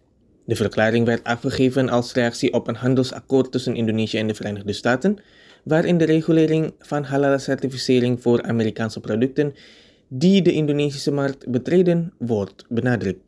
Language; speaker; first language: Dutch; non-native, fluent; Indonesian